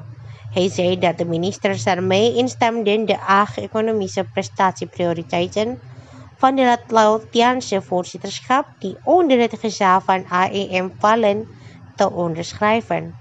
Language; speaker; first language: Dutch; non-native, fluent; Indonesian